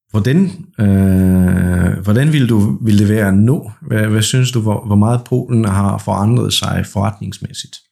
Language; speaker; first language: Danish; non-native, fluent; Polish